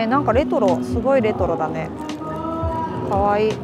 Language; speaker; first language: Japanese; native; Japanese